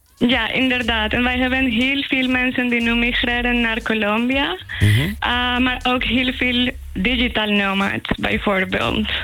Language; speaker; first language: Dutch; non-native, fluent; Spanish